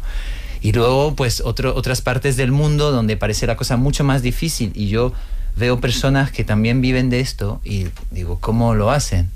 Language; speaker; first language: Spanish; non-native, fluent; French